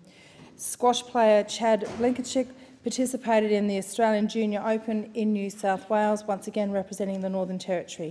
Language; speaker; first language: English; native; English